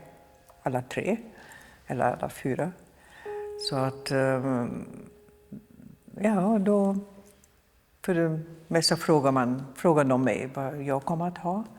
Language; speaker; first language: Swedish; non-native, fluent; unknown